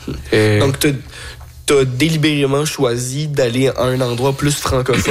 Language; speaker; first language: French; native; French